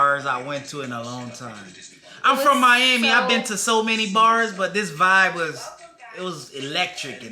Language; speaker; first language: English; native; English